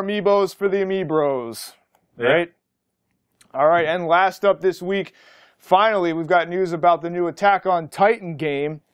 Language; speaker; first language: English; native; English